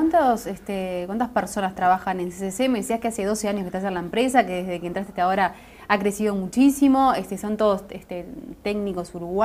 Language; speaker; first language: Spanish; native; Spanish